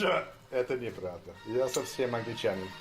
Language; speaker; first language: Russian; non-native, learner; English